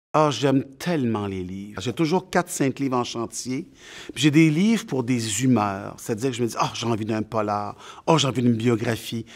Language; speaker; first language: French; native; French